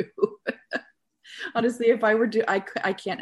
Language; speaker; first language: English; native; English